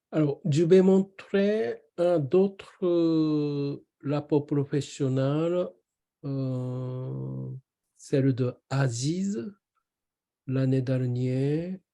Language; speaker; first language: French; non-native, learner; Japanese